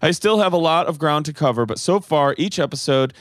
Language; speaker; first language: English; native; English